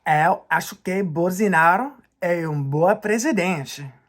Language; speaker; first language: Portuguese; non-native, learner; English